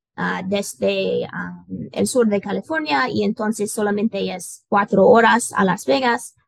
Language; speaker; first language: Spanish; non-native, learner; English